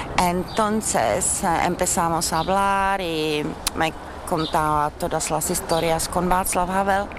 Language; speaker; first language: Spanish; non-native, learner; Czech